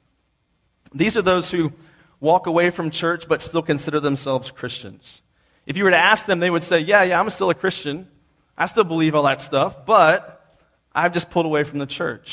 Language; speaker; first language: English; native; English